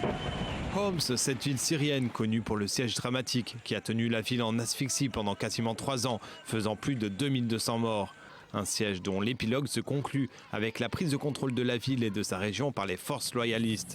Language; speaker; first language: French; native; French